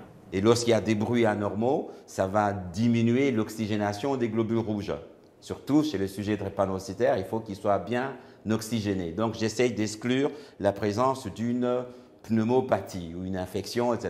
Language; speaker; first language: French; native; French